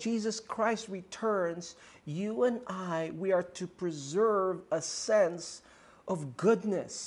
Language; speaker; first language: English; non-native, local second language; Filipino